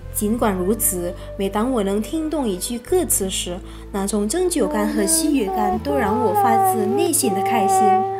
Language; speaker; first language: Chinese; non-native, fluent; Khmer